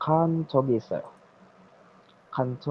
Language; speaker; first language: Korean; non-native, learner; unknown